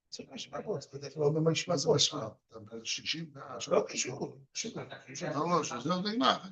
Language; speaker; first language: Hebrew; non-native, fluent; English